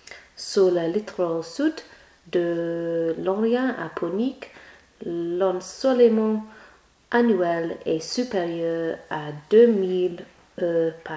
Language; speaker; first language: French; non-native, learner; English